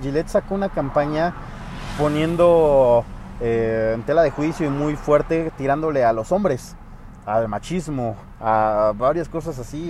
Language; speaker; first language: Spanish; native; Spanish